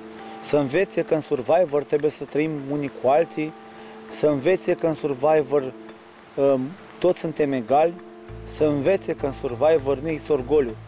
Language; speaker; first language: Romanian; native; Romanian